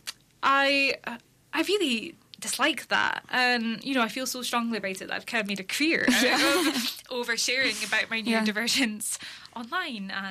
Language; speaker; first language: English; native; English